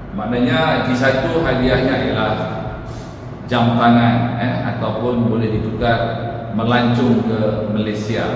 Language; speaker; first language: Malay; native; Malay